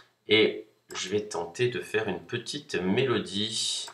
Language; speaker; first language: French; native; French